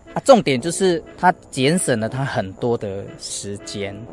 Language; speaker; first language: Chinese; native; Chinese